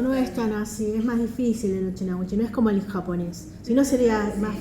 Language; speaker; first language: Spanish; native; Spanish